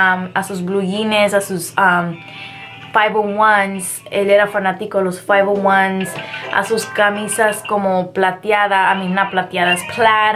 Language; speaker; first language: Spanish; early bilingual, heritage; Spanish